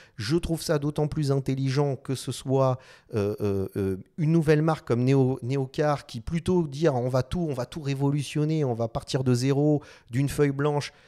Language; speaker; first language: French; non-native, local second language; Arabic